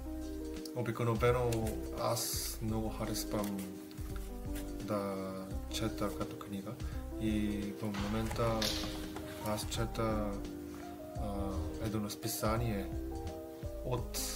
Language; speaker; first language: Bulgarian; non-native, learner; Korean